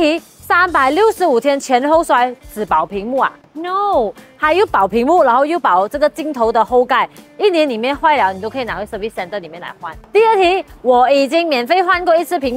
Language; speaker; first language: Chinese; native; Chinese